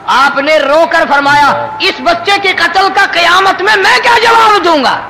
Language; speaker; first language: Urdu; non-native, local second language; Punjabi